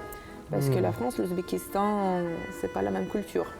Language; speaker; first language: French; non-native, fluent; Uzbek